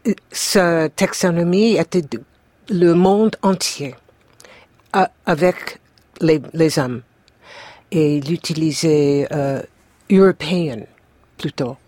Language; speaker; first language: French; non-native, fluent; English